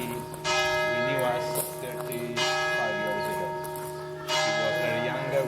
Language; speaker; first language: English; non-native, learner; Italian